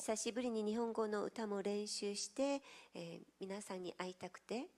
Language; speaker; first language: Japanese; non-native, learner; Korean